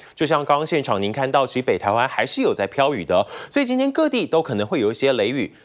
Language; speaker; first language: Chinese; native; Chinese